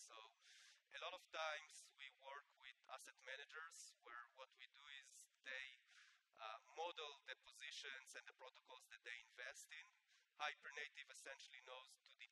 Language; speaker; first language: English; non-native, fluent; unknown